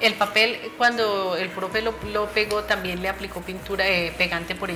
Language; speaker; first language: Spanish; native; Spanish